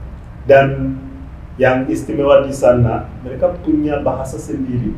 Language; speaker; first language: Indonesian; non-native, fluent; Rundi